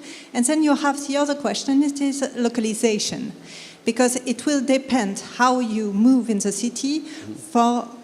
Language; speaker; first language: English; non-native, fluent; French